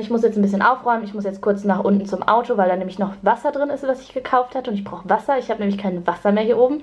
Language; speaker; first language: German; native; German